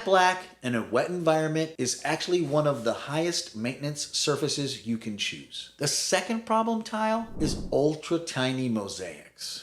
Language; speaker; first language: English; native; English